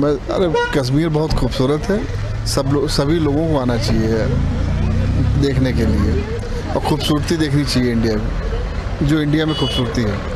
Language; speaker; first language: Hindi; native; Hindi